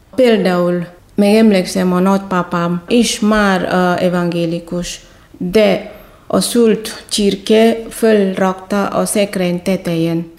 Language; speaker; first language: Hungarian; non-native, fluent; Indonesian